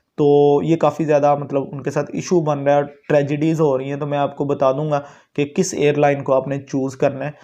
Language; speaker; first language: Urdu; non-native, local second language; Punjabi